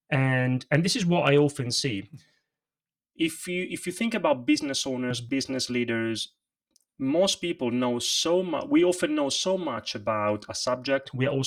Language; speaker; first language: English; non-native, fluent; Italian